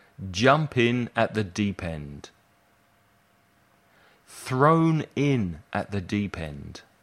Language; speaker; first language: English; native; English